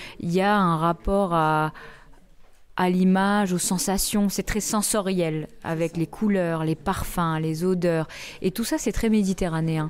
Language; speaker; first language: French; native; French